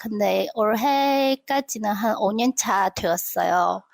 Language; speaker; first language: Korean; non-native, local second language; Chinese